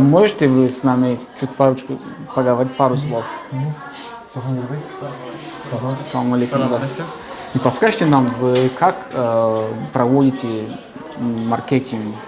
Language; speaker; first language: Russian; non-native, local second language; Tajik